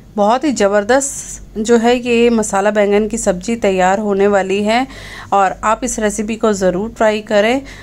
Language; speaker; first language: Hindi; non-native, local second language; Punjabi